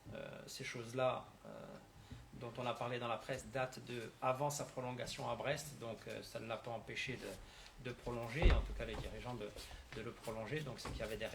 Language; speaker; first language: French; native; French